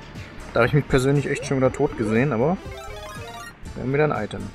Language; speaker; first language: German; native; German